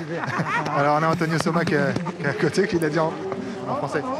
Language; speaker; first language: French; native; French